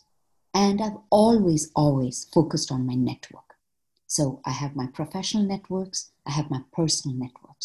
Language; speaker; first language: English; non-native, local second language; Malayalam